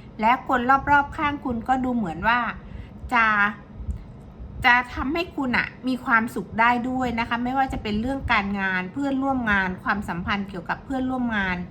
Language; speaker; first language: Thai; native; Thai